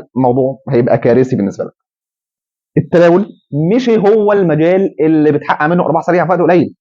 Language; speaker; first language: Arabic; native; Arabic